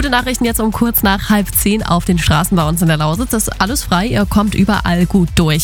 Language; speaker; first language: German; native; German